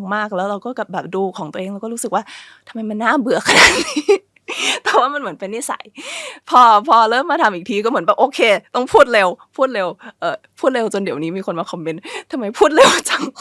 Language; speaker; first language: Thai; early bilingual, other home language; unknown